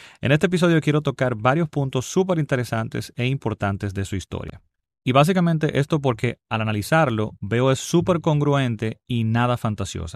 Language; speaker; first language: Spanish; native; Spanish